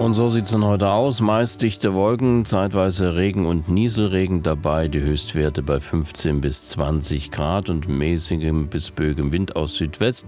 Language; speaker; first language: German; native; German